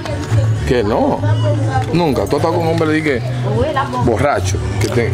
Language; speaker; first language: Spanish; native; Spanish